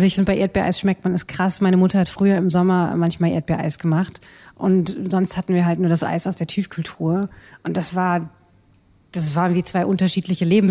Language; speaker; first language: German; native; German